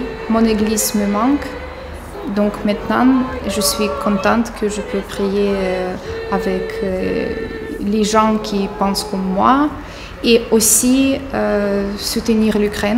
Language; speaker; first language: French; non-native, fluent; Ukrainian